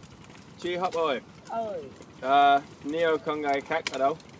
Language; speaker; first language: Vietnamese; non-native, learner; English